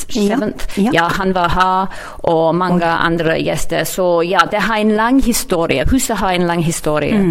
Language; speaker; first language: Norwegian; non-native, learner; English